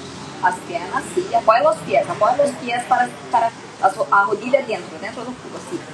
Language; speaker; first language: Spanish; non-native, learner; Portuguese